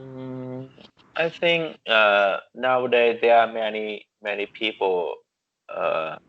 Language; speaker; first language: English; non-native, learner; Vietnamese